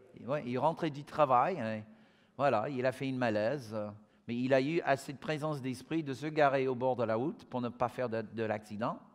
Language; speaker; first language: French; non-native, fluent; English